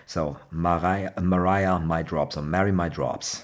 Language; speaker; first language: English; non-native, fluent; German